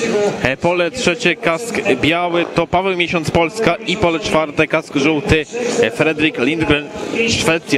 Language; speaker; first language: Polish; native; Polish